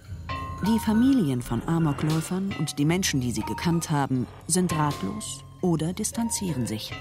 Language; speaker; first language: German; native; German